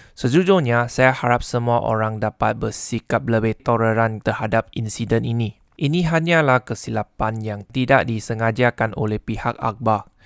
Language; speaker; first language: Malay; non-native, local second language; Chinese